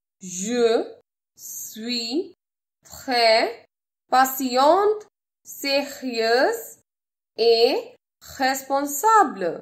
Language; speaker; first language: French; non-native, fluent; Hindi